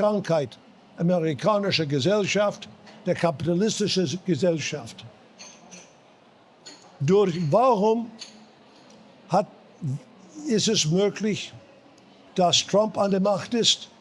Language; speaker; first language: German; non-native, fluent; English